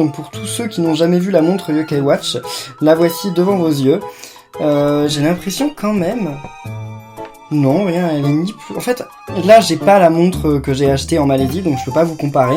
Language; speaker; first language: French; native; French